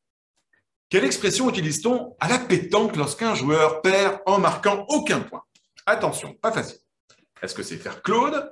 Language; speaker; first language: French; native; French